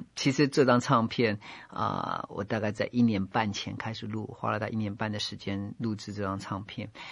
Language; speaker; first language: Chinese; native; Chinese